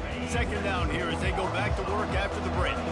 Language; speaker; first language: English; native; English